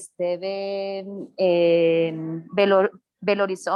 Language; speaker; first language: Portuguese; non-native, learner; Spanish